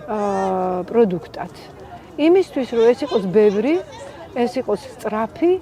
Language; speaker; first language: Georgian; native; Georgian